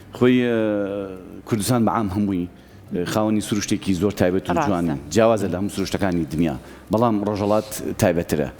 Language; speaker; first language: Central Kurdish; native; Central Kurdish